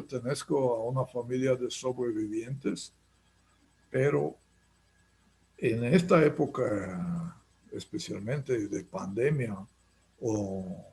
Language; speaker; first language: Spanish; non-native, fluent; Hebrew